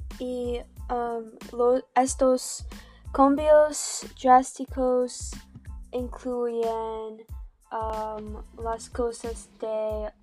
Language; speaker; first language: Spanish; non-native, learner; English